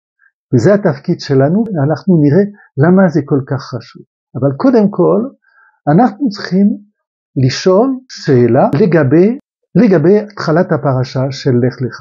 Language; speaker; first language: Hebrew; non-native, fluent; French